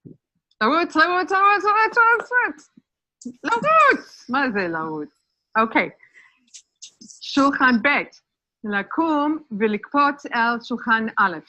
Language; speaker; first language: Hebrew; non-native, fluent; English